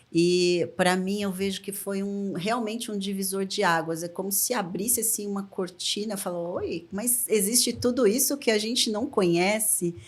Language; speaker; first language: Portuguese; native; Portuguese